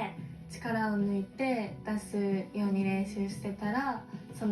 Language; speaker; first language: Japanese; native; Japanese